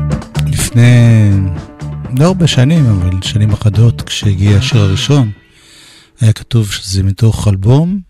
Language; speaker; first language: Hebrew; native; Hebrew